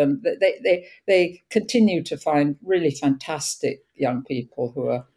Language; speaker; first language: English; native; English